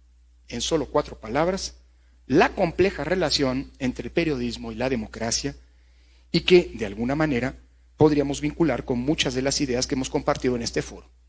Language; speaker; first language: Spanish; native; Spanish